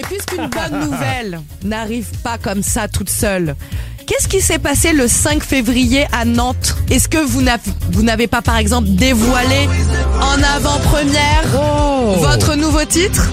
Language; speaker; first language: French; native; French